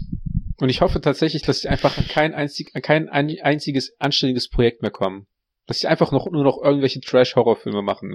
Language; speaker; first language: German; native; German